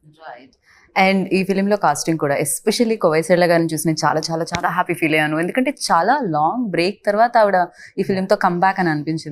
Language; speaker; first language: Telugu; native; Telugu